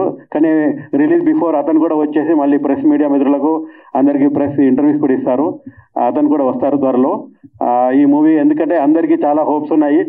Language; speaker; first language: Telugu; native; Telugu